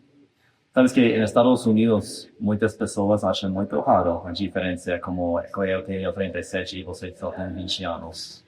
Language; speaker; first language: Portuguese; non-native, fluent; English